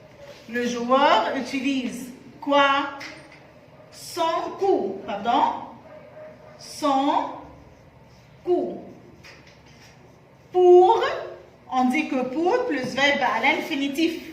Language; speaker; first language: French; non-native, fluent; Arabic